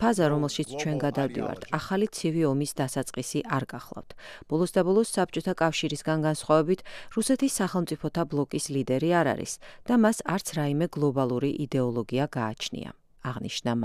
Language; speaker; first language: Georgian; native; Georgian